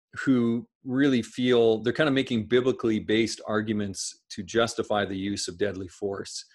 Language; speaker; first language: English; native; English